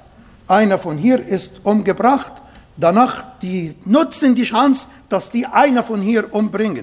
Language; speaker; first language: German; non-native, fluent; Arabic